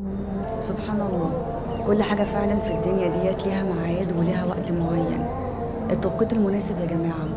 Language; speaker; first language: Arabic; native; Arabic